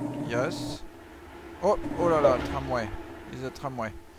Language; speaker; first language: English; non-native, learner; French